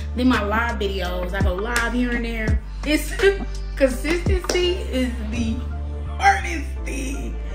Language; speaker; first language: English; native; English